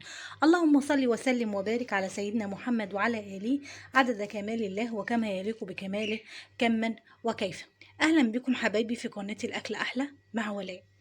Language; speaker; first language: Arabic; native; Arabic